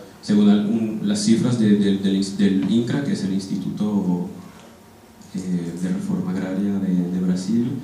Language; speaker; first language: Spanish; non-native, fluent; French